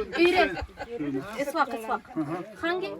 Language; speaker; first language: Turkish; non-native, learner; Russian